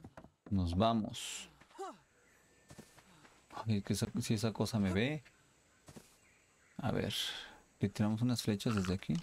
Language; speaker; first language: Spanish; native; Spanish